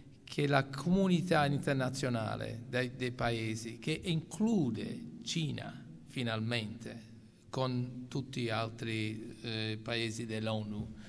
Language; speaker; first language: Italian; non-native, local second language; English